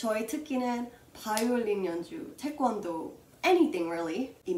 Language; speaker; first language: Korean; early bilingual, heritage; Korean